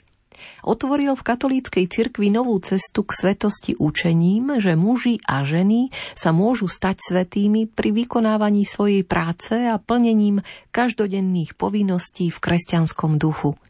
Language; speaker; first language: Slovak; native; Slovak